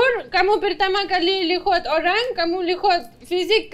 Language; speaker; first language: Indonesian; non-native, learner; Russian